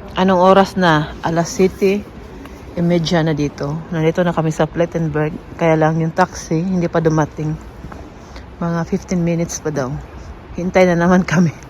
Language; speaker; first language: Filipino; non-native, local second language; Cebuano